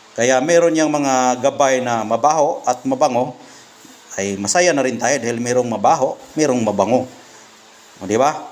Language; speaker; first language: Filipino; non-native, local second language; Cebuano